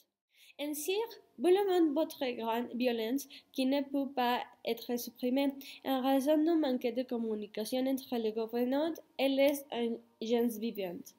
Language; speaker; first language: French; non-native, fluent; Spanish